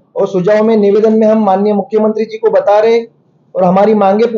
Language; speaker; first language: Hindi; non-native, local second language; Marathi